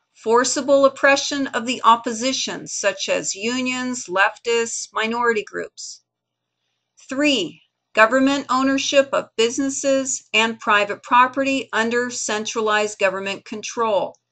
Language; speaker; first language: English; native; English